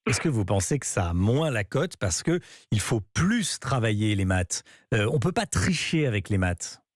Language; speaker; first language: French; native; French